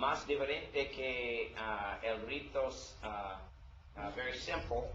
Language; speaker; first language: Spanish; non-native, learner; English